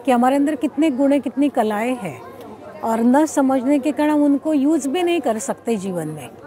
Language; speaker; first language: Hindi; non-native, local second language; Marathi